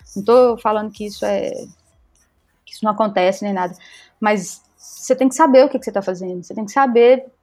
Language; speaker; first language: Portuguese; native; Portuguese